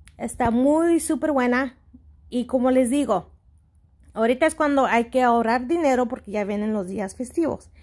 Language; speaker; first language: Spanish; early bilingual, heritage; Spanish